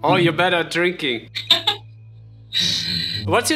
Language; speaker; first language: English; non-native, fluent; German